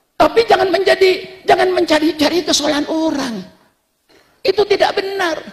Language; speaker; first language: Indonesian; non-native, local second language; Madurese